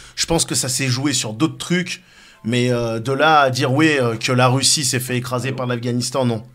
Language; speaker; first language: French; native; French